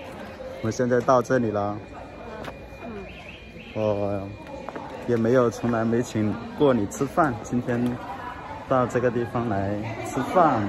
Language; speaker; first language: Chinese; non-native, fluent; Vietnamese